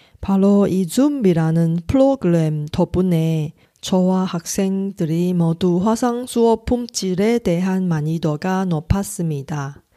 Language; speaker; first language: Korean; non-native, fluent; Chinese